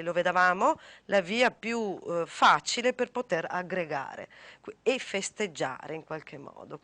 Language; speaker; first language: Italian; native; Italian